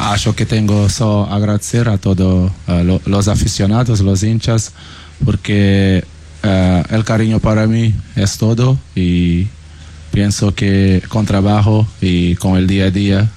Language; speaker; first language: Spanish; non-native, learner; Portuguese